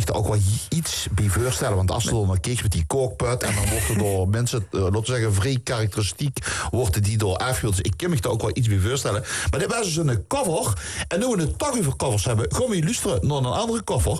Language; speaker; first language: Dutch; native; Dutch